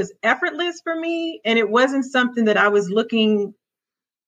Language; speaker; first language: English; native; English